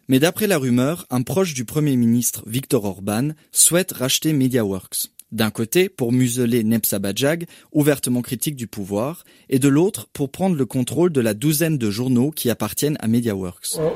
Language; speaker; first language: French; native; French